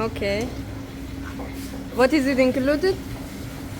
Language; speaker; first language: English; non-native, learner; Persian